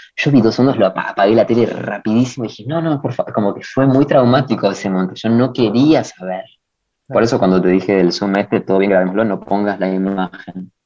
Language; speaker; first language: Spanish; native; Spanish